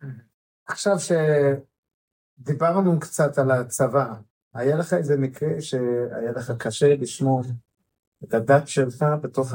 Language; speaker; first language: Hebrew; non-native, fluent; English